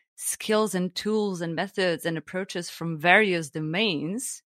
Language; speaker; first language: English; non-native, fluent; Slovenian